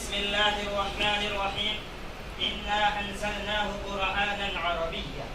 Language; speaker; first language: Arabic; non-native, learner; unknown